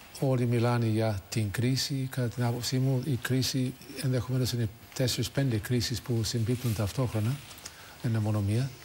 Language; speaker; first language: Greek; non-native, fluent; English